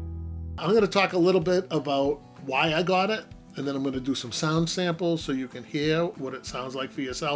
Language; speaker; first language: English; native; English